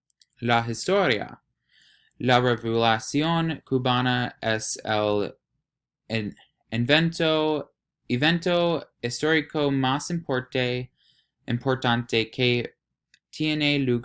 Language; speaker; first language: Spanish; non-native, learner; English